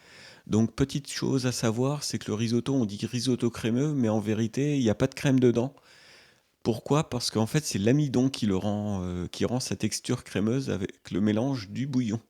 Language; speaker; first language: French; native; French